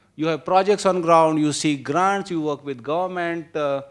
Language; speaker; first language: English; non-native, local second language; Marathi